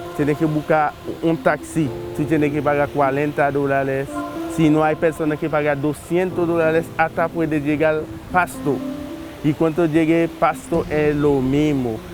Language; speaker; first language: Spanish; non-native, learner; Haitian Creole